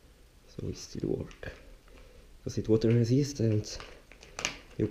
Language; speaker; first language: English; non-native, learner; Polish